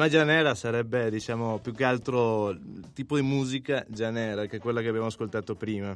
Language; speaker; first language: Italian; non-native, fluent; Spanish